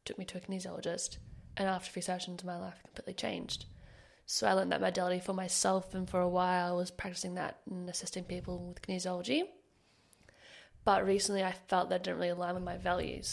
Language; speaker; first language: English; native; English